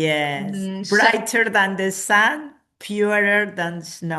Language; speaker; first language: English; non-native, fluent; Spanish